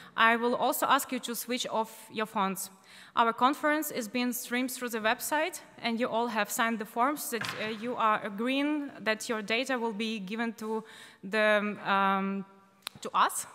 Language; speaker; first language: English; non-native, fluent; Ukrainian